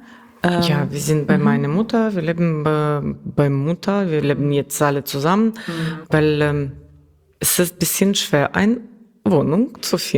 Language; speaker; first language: German; non-native, learner; Russian